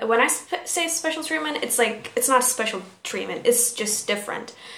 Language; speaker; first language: English; non-native, fluent; Turkish